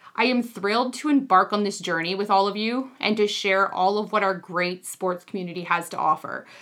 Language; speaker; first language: English; native; English